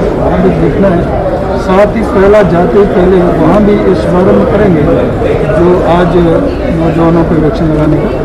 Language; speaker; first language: Hindi; native; Hindi